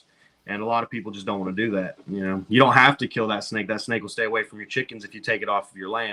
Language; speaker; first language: English; native; English